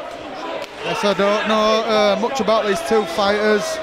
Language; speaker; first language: English; native; English